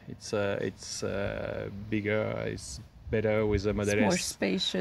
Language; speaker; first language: English; non-native, local second language; French